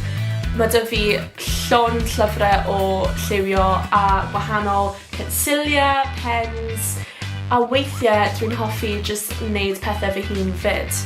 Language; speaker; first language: Welsh; non-native, local second language; English